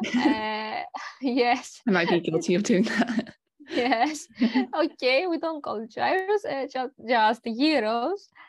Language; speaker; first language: English; non-native, learner; Greek